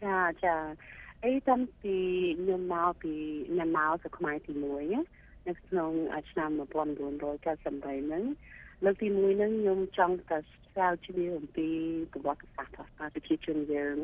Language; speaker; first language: Khmer; early bilingual, heritage; Khmer